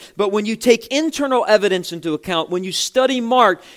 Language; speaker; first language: English; native; English